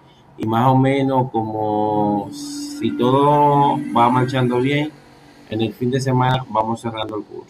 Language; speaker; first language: Spanish; native; Spanish